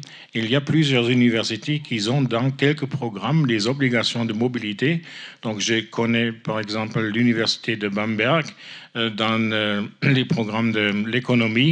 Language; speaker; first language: French; non-native, fluent; German